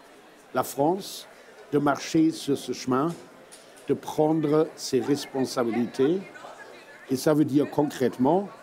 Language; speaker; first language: French; non-native, fluent; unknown